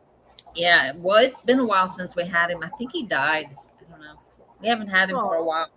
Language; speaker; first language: English; native; English